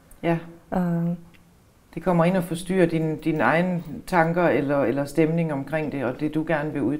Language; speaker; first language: Danish; native; Danish